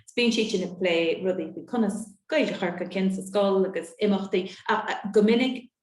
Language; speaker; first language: Irish; native; Irish